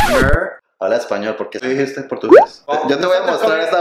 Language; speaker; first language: Spanish; native; Spanish